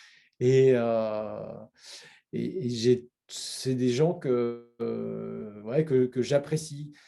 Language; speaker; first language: French; native; French